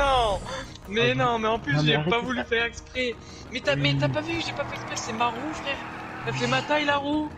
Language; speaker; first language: French; native; French